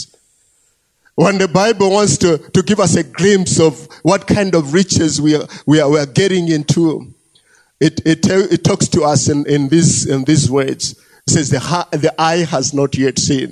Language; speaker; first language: English; non-native, local second language; Nyanja